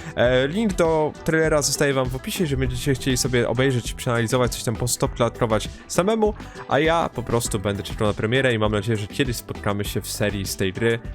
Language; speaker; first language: Polish; native; Polish